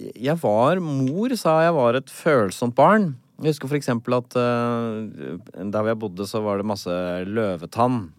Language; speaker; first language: Norwegian; native; Norwegian